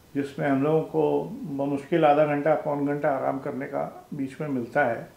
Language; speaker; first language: Hindi; native; Hindi